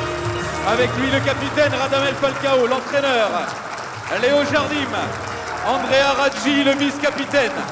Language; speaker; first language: French; native; French